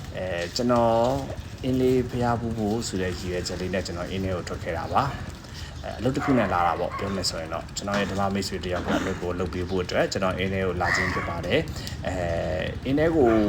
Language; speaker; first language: Burmese; non-native, local second language; Pa'o Karen